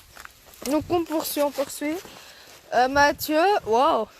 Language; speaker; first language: French; native; French